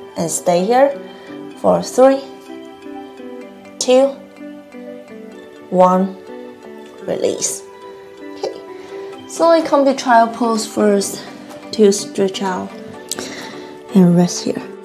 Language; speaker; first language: English; non-native, fluent; Chinese